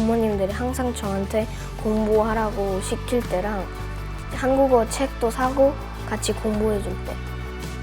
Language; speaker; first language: Korean; early bilingual, other home language; Russian